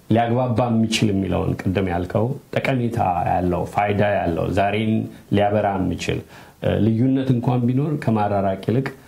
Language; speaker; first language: Amharic; native; Amharic